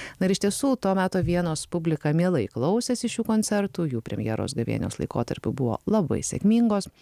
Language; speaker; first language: Lithuanian; native; Lithuanian